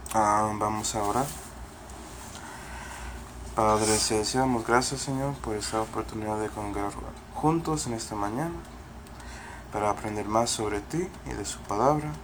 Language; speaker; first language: Spanish; non-native, fluent; English